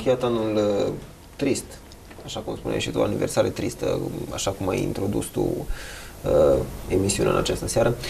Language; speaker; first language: Romanian; native; Romanian